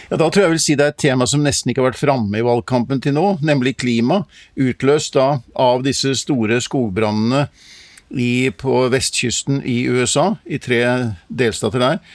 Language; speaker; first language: Norwegian; native; Norwegian